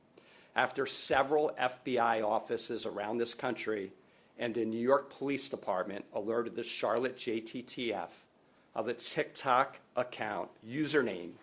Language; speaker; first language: English; native; English